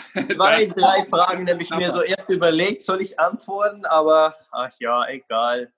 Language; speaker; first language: German; non-native, fluent; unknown